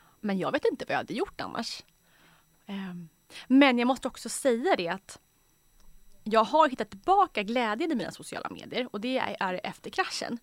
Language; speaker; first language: Swedish; native; Swedish